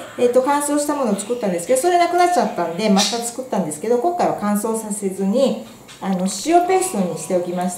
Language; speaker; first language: Japanese; native; Japanese